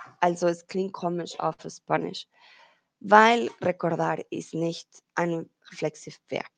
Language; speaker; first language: German; non-native, fluent; Spanish